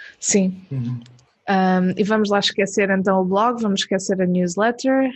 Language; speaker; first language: Portuguese; native; Portuguese